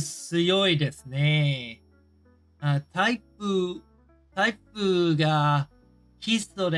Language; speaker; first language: Japanese; non-native, learner; English